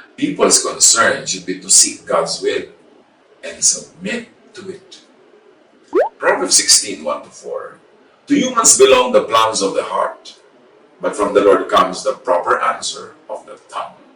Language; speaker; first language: English; non-native, local second language; Filipino